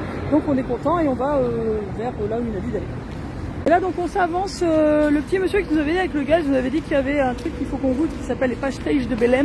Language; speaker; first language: French; native; French